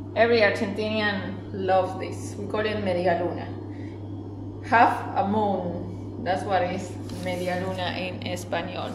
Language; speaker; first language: English; non-native, fluent; Spanish